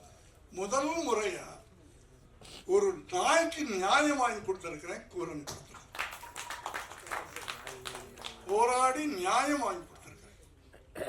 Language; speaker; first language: Tamil; native; Tamil